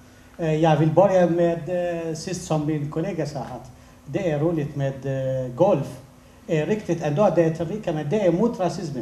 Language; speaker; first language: Swedish; non-native, fluent; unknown